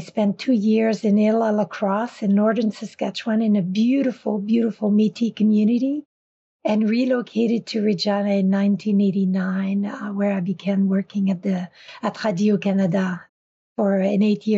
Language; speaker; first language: English; non-native, fluent; French